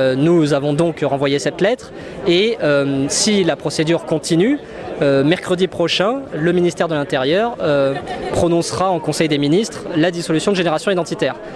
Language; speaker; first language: French; native; French